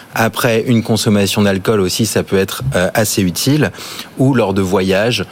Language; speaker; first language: French; early bilingual, other home language; English